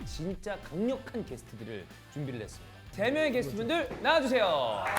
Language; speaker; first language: Korean; native; Korean